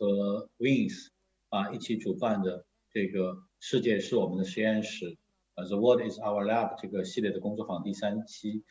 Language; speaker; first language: Chinese; native; Chinese